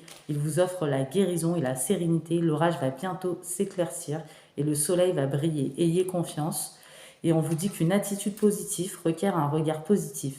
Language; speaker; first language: French; native; French